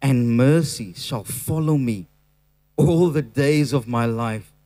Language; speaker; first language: English; non-native, local second language; Afrikaans